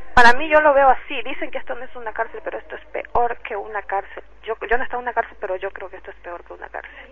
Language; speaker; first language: Spanish; native; Spanish